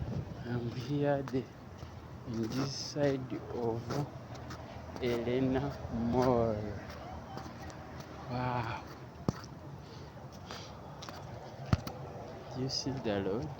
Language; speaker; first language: English; non-native, learner; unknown